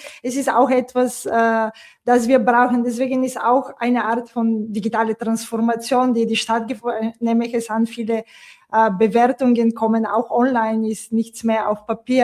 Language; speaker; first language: German; non-native, fluent; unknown